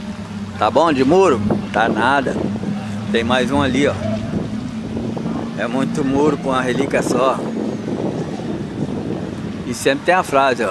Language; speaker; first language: Portuguese; native; Portuguese